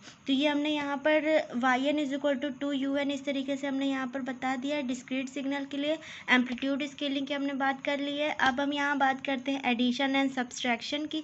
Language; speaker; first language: Hindi; native; Hindi